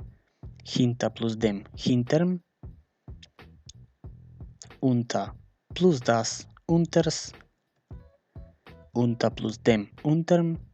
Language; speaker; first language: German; non-native, fluent; Macedonian